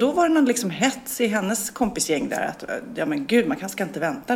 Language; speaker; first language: Swedish; native; Swedish